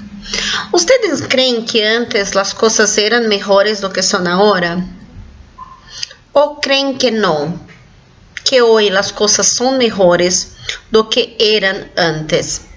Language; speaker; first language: Spanish; non-native, fluent; Portuguese